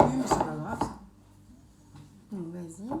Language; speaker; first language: French; native; French